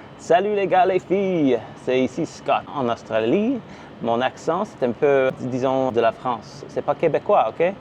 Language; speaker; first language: French; non-native, local second language; English